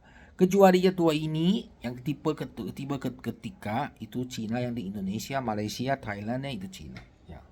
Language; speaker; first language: Indonesian; non-native, fluent; Chinese